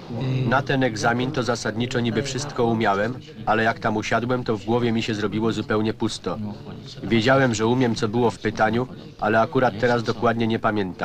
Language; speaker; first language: Polish; native; Polish